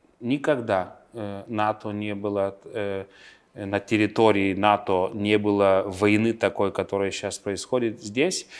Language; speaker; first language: Russian; non-native, local second language; Lithuanian